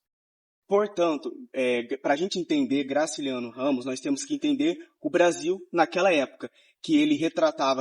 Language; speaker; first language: Portuguese; native; Portuguese